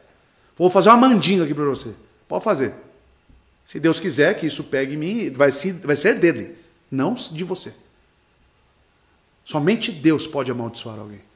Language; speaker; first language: Portuguese; native; Portuguese